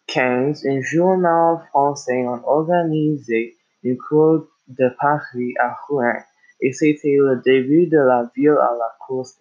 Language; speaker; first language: French; non-native, learner; English